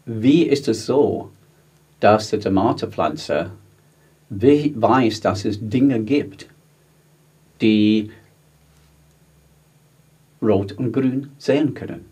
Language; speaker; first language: German; non-native, fluent; English